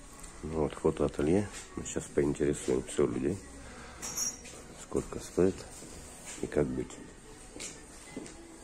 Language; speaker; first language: Russian; native; Russian